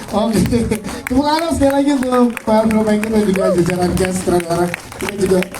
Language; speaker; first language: Indonesian; native; Indonesian